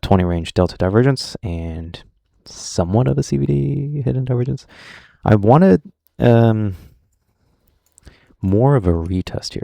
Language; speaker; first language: English; native; English